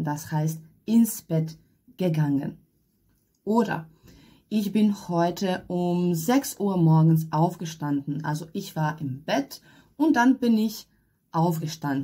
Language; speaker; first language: German; non-native, fluent; Hungarian